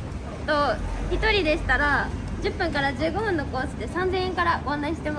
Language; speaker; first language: Japanese; native; Japanese